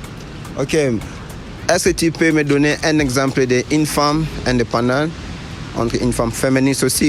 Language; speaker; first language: French; non-native, fluent; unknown